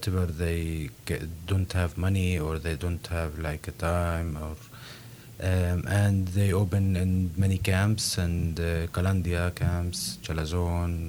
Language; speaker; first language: English; non-native, learner; Arabic